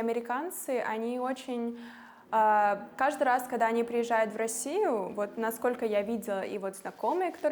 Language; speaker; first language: Russian; non-native, fluent; English